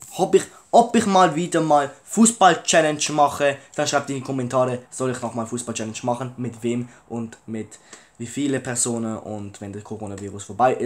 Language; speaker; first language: German; early bilingual, other home language; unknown